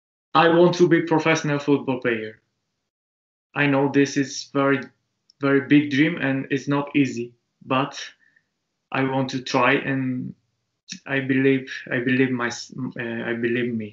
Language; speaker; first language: English; non-native, learner; Japanese